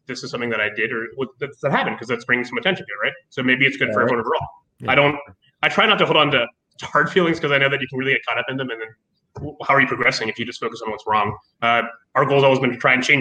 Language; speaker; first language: English; native; English